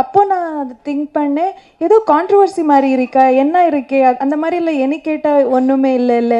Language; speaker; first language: Tamil; non-native, learner; Kannada